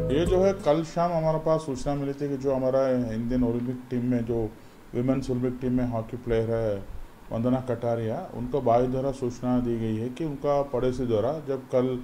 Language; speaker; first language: Hindi; native; Hindi